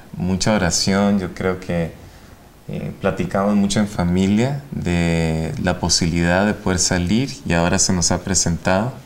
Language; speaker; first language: Spanish; native; Spanish